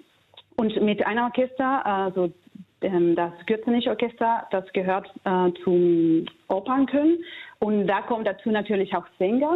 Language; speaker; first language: German; non-native, fluent; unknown